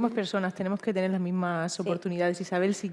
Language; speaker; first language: Spanish; native; Spanish